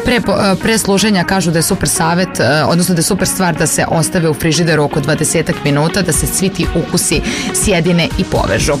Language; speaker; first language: Serbian; native; Serbian